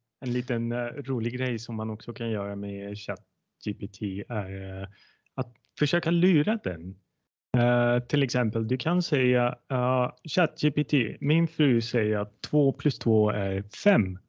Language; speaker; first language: Swedish; non-native, fluent; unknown